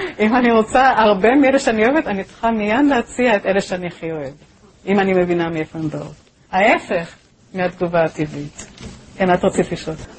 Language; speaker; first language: Hebrew; native; Hebrew